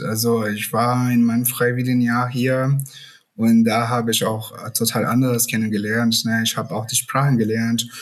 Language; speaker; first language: German; non-native, fluent; Portuguese